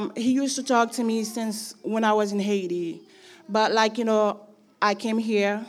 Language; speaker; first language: English; non-native, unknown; Haitian Creole